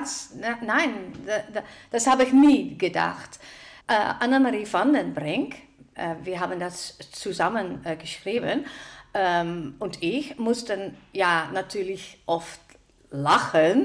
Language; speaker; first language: German; non-native, fluent; Dutch